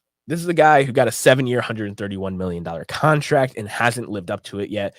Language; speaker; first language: English; native; English